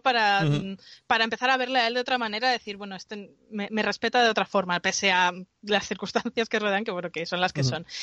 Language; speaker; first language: Spanish; native; Spanish